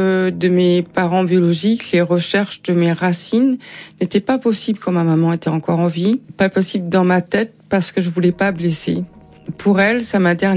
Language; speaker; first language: French; native; French